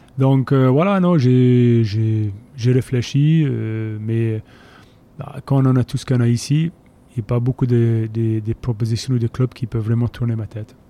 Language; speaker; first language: French; non-native, fluent; English